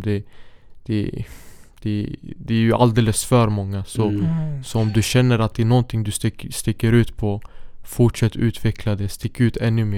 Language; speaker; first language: Swedish; early bilingual, other home language; Syriac